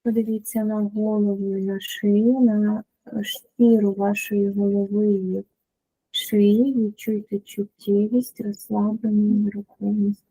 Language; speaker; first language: Ukrainian; native; Ukrainian